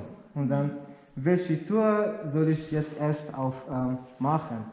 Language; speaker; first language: German; non-native, learner; Arabic